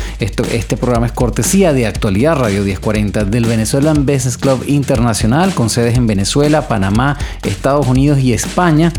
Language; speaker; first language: Spanish; native; Spanish